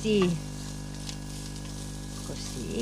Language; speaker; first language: Italian; non-native, learner; Japanese